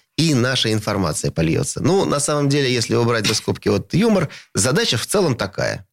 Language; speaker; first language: Russian; native; Russian